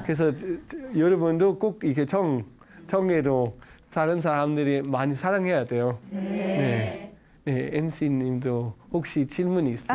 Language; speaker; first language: Korean; non-native, learner; Danish